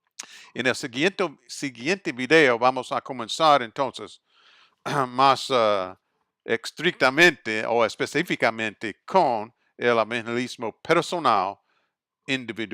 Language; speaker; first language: Spanish; non-native, fluent; English